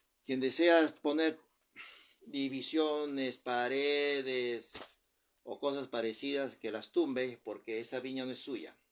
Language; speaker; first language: Spanish; native; Spanish